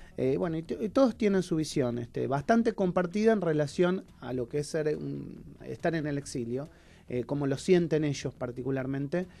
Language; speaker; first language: Spanish; native; Spanish